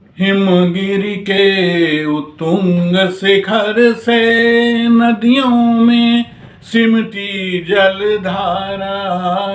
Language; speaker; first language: Hindi; native; Hindi